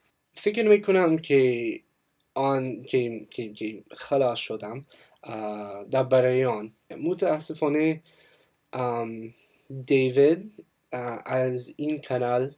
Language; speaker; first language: Persian; non-native, learner; English